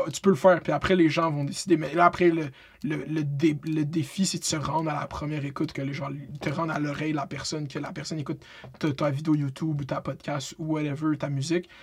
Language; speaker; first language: French; native; French